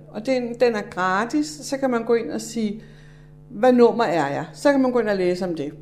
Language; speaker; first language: Danish; native; Danish